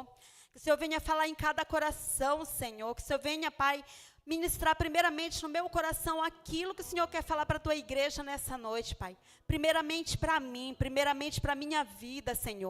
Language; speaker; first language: Portuguese; native; Portuguese